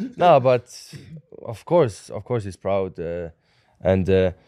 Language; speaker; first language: English; non-native, fluent; Norwegian